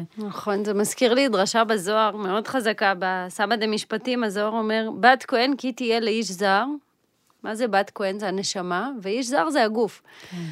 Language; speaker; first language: Hebrew; early bilingual, other home language; Russian